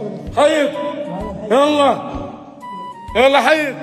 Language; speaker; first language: Arabic; native; Arabic